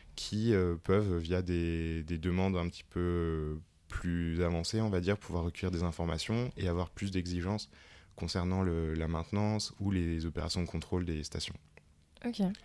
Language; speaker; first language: French; native; French